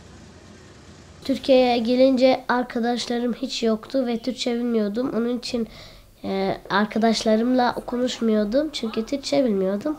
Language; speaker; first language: Turkish; early bilingual, other home language; Arabic